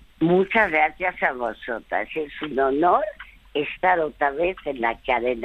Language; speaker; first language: Spanish; early bilingual, other home language; French